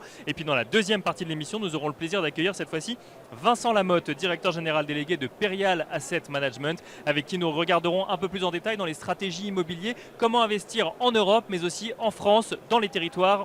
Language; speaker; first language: French; native; French